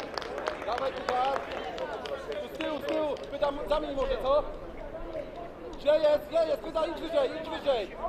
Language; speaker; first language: Polish; native; Polish